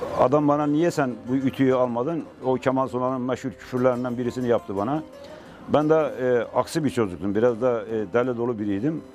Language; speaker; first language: Turkish; native; Turkish